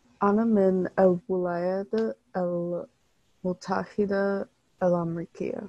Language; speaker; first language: Arabic; non-native, learner; English